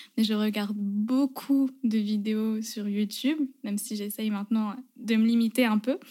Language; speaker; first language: French; native; French